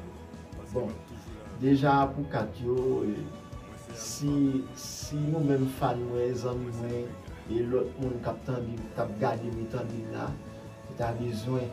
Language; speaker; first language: French; non-native, local second language; Haitian Creole